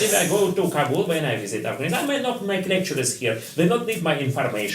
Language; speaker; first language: English; non-native, learner; Russian